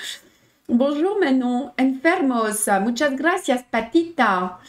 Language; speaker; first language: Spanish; non-native, learner; French